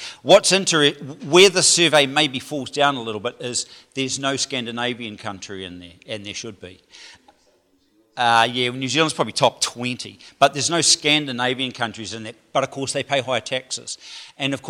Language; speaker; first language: English; native; English